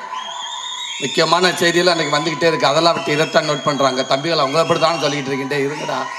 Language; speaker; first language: Tamil; native; Tamil